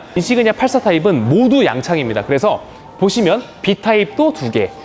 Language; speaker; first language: Korean; native; Korean